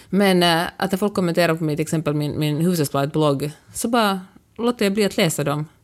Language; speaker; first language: Swedish; native; Swedish